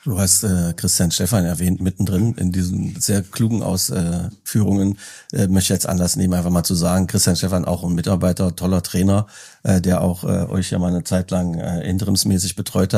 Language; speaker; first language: German; native; German